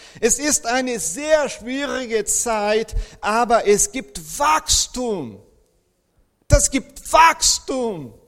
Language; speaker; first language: German; non-native, fluent; Portuguese